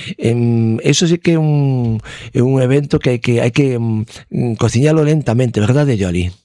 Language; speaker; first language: Galician; native; Galician